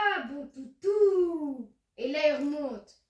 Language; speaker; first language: French; native; French